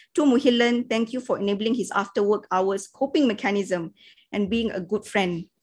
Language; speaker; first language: English; non-native, local second language; Malay